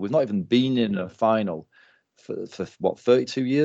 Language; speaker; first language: English; native; English